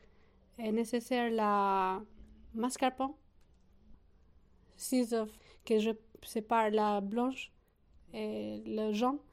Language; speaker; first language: French; non-native, learner; Albanian